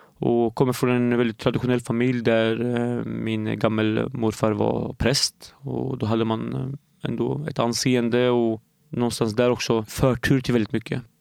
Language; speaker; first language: Swedish; early bilingual, other home language; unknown